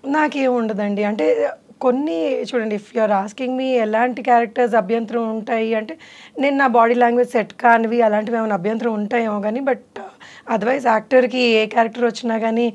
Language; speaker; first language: Telugu; native; Telugu